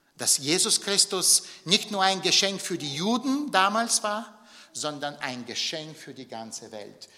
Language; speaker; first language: German; non-native, fluent; Bulgarian